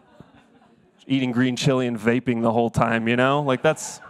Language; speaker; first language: English; native; English